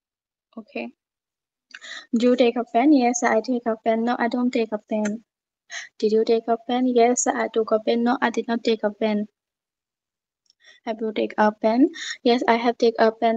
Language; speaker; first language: English; non-native, learner; Bangla